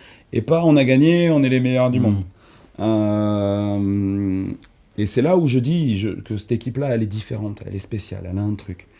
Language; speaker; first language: French; native; French